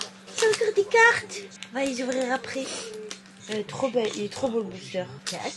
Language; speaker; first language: French; native; French